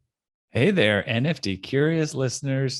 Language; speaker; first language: English; native; English